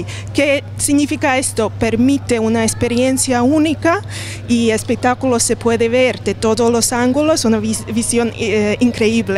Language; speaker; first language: Spanish; non-native, learner; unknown